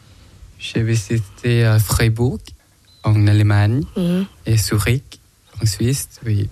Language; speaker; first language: French; non-native, learner; Thai